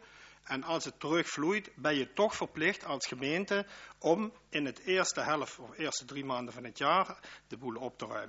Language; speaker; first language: Dutch; native; Dutch